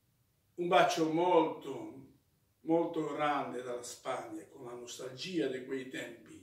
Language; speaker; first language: Italian; non-native, fluent; Spanish